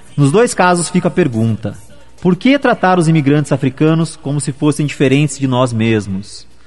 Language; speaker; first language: Portuguese; native; Portuguese